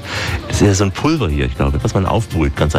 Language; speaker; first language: German; native; German